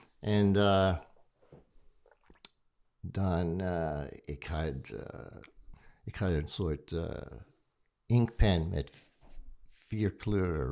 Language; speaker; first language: Dutch; non-native, learner; English